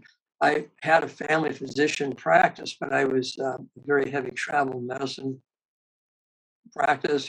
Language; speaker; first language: English; native; English